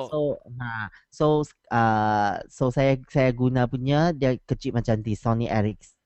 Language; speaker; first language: Malay; non-native, learner; Chinese